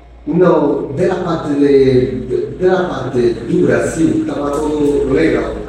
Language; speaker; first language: Portuguese; non-native, fluent; Spanish